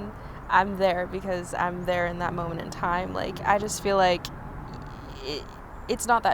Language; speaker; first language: English; native; English